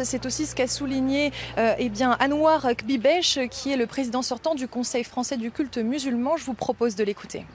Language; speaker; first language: French; native; French